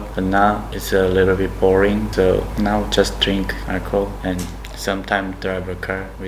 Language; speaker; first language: English; non-native, learner; Korean